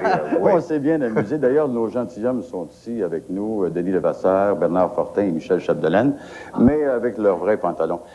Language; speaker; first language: French; native; French